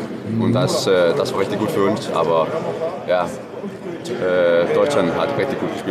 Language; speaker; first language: German; non-native, fluent; Danish